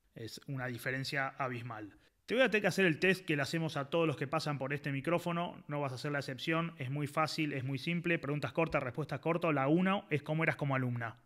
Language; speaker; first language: Spanish; native; Spanish